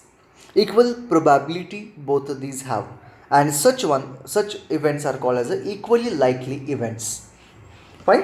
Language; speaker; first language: English; non-native, local second language; Hindi